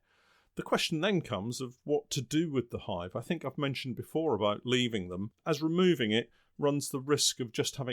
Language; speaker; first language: English; native; English